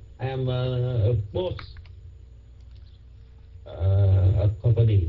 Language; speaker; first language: English; non-native, learner; Vietnamese